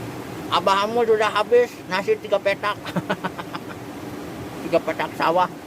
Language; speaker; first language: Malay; non-native, local second language; Sundanese